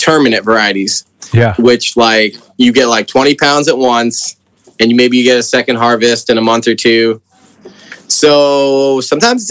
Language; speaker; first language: English; native; English